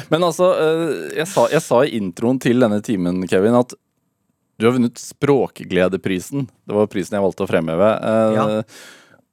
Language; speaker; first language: Norwegian; native; Norwegian